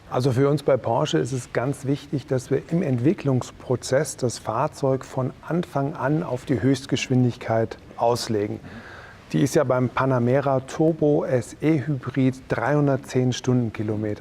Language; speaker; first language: German; native; German